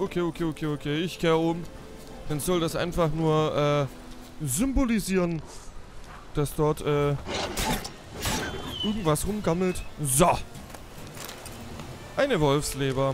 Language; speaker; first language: German; native; German